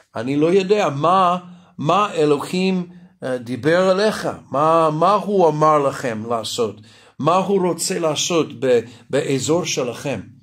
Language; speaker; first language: Hebrew; non-native, fluent; Russian